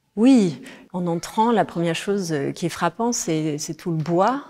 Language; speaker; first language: French; non-native, fluent; Danish